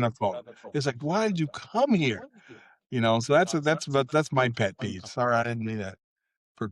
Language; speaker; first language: English; native; English